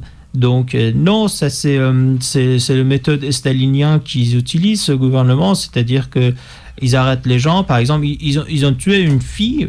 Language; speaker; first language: French; non-native, fluent; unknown